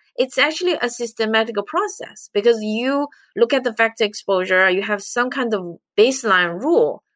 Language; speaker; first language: English; non-native, fluent; Chinese